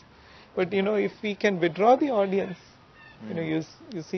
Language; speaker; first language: English; non-native, local second language; Malayalam